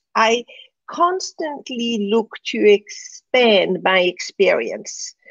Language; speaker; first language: English; non-native, fluent; French